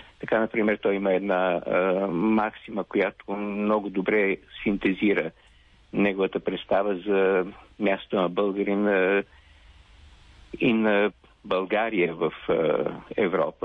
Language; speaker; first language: Bulgarian; native; Bulgarian